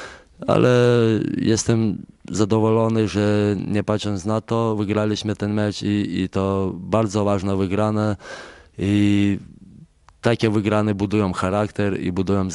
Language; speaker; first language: Polish; non-native, fluent; Lithuanian